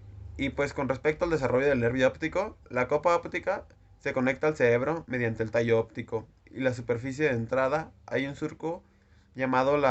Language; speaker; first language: Spanish; native; Spanish